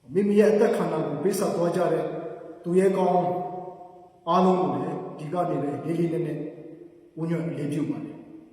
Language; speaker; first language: Burmese; non-native, local second language; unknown